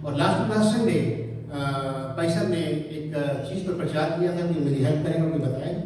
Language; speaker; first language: Hindi; native; Hindi